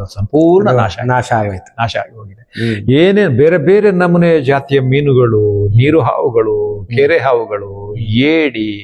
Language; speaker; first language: Kannada; non-native, local second language; Tulu